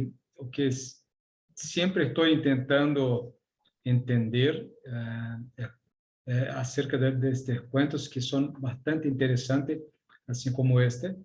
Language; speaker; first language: Spanish; non-native, learner; Portuguese